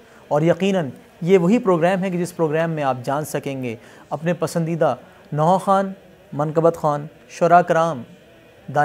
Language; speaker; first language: Urdu; native; Urdu